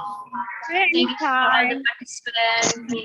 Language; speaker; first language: English; non-native, learner; Indonesian